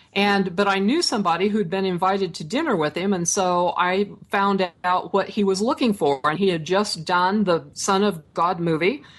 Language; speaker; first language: English; native; English